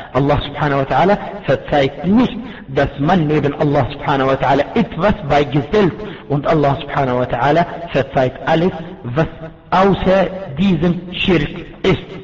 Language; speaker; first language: German; non-native, fluent; Arabic